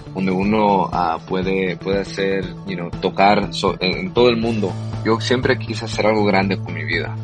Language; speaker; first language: Spanish; early bilingual, heritage; Spanish